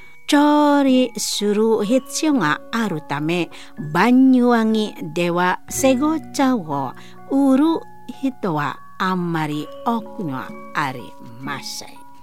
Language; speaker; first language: Japanese; non-native, learner; Indonesian